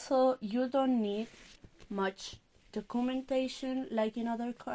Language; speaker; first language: English; non-native, learner; Spanish